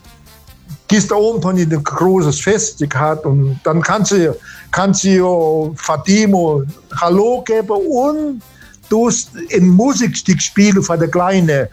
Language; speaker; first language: German; early bilingual, heritage; German